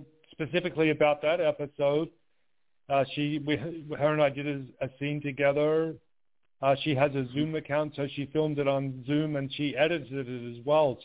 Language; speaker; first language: English; native; English